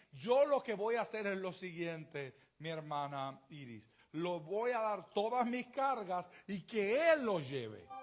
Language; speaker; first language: Spanish; native; Spanish